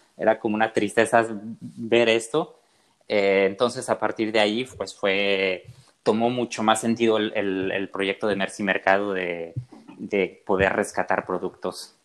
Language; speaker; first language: Spanish; native; Spanish